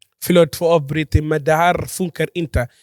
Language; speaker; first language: Swedish; non-native, fluent; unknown